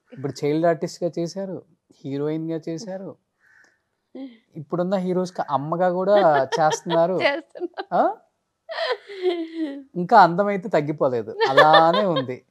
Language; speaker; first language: Telugu; native; Telugu